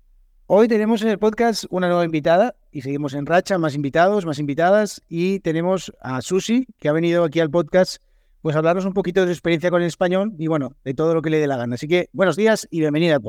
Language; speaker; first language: Spanish; native; Spanish